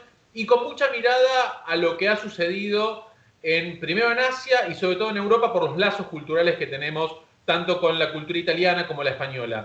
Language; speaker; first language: Spanish; native; Spanish